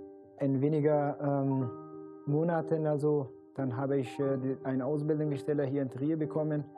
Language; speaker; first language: German; non-native, local second language; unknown